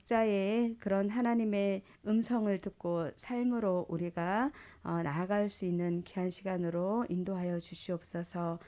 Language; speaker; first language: Korean; native; Korean